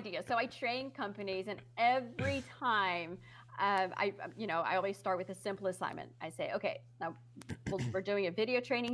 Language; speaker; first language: English; non-native, fluent; Dutch